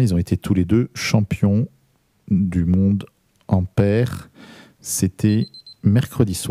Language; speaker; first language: French; native; French